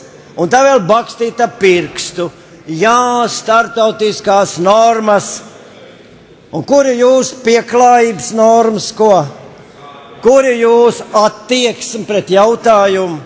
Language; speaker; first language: Latvian; native; Latvian